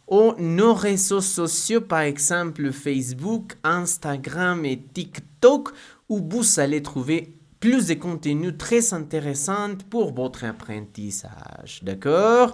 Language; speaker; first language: French; non-native, fluent; Spanish